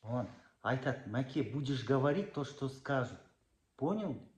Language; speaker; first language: Russian; non-native, local second language; Kazakh